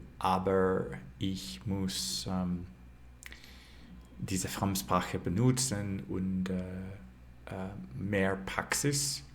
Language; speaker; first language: German; non-native, learner; English